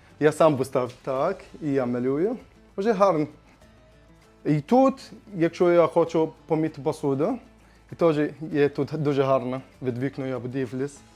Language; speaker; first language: Ukrainian; non-native, learner; Arabic